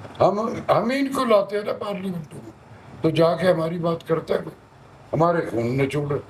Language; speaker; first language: Urdu; non-native, local second language; Punjabi